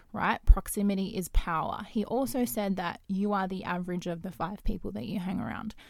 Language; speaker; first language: English; native; English